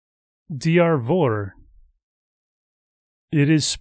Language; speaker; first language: Swedish; non-native, learner; English